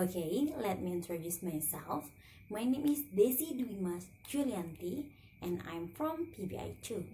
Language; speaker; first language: English; non-native, learner; Indonesian